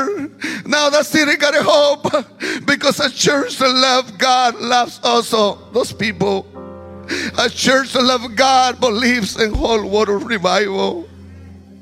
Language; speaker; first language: English; non-native, fluent; Spanish